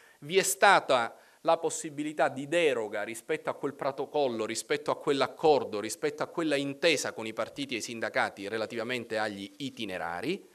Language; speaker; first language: Italian; native; Italian